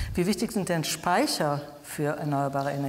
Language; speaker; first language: German; native; German